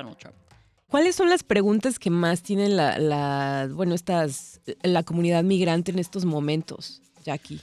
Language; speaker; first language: Spanish; native; Spanish